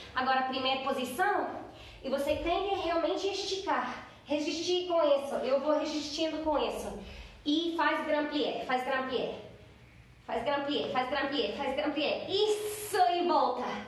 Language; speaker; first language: Portuguese; non-native, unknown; English